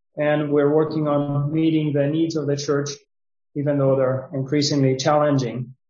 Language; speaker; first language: English; non-native, fluent; Ukrainian